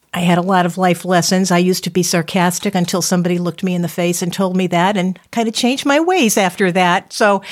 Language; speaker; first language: English; native; English